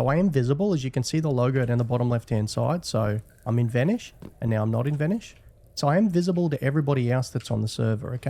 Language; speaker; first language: English; native; English